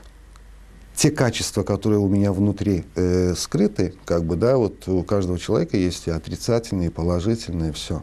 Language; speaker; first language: Russian; non-native, local second language; Azerbaijani